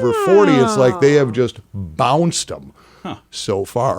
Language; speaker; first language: English; native; English